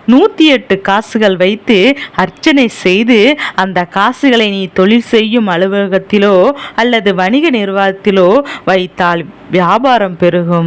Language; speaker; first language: Tamil; native; Tamil